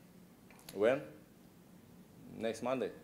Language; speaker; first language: English; non-native, learner; Russian